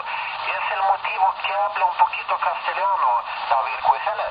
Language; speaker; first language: Spanish; non-native, learner; Swedish